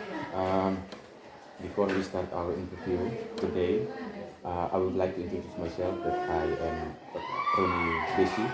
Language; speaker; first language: English; non-native, learner; Indonesian